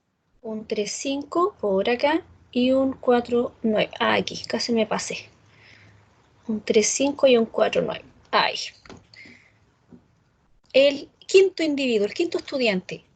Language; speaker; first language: Spanish; native; Spanish